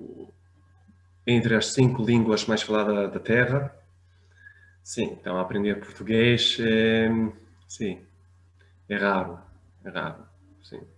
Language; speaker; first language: Portuguese; non-native, fluent; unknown